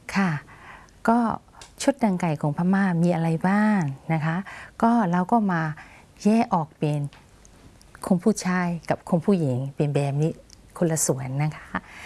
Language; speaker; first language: Thai; non-native, fluent; Burmese